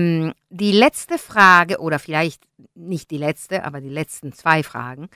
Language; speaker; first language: German; non-native, learner; Italian